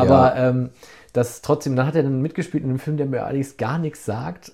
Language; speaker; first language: German; native; German